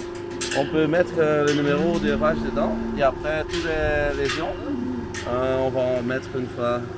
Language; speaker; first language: French; non-native, local second language; Dutch